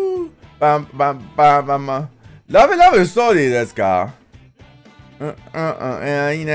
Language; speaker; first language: Japanese; non-native, learner; English